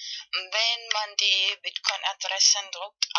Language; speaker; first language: German; non-native, learner; Spanish